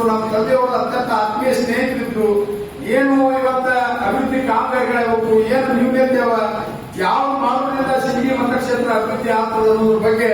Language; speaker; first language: Kannada; native; Kannada